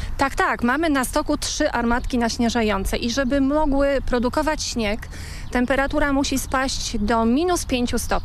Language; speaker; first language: Polish; native; Polish